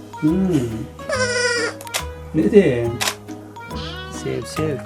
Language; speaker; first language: Turkish; native; Turkish